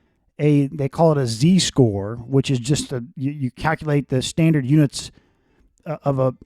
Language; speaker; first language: English; native; English